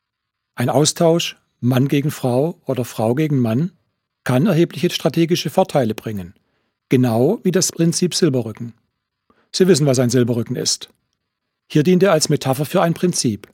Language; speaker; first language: German; native; German